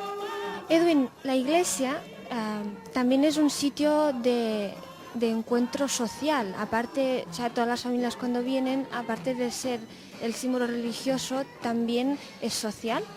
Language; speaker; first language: Spanish; non-native, local second language; Catalan